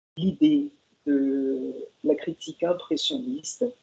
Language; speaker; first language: French; non-native, fluent; Portuguese